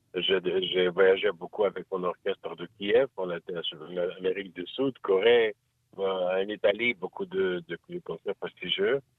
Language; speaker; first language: French; non-native, learner; Russian